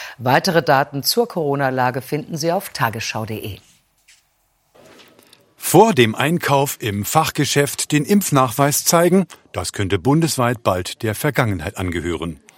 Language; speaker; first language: German; native; German